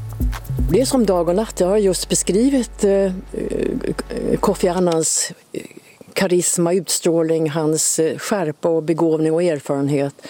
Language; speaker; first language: Swedish; native; Swedish